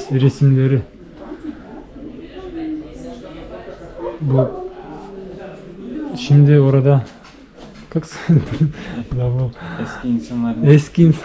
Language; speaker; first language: Turkish; non-native, learner; Bashkir